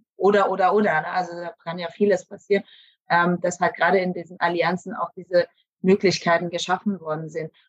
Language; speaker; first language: German; native; German